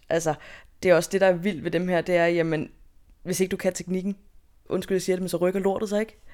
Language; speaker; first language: Danish; native; Danish